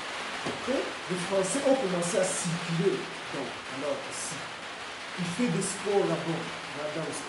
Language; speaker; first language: French; non-native, learner; Kinyarwanda